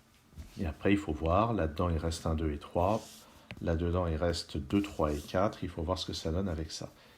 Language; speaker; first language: French; native; French